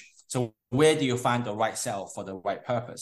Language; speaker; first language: English; non-native, local second language; Cantonese